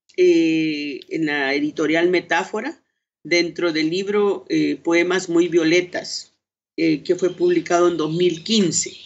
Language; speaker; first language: Spanish; native; Spanish